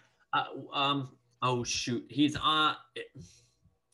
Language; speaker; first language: English; native; English